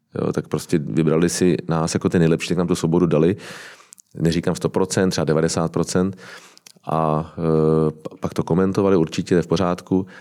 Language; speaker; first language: Czech; native; Czech